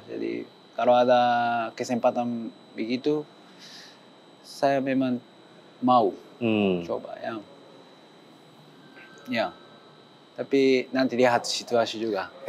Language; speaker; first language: Indonesian; non-native, learner; Japanese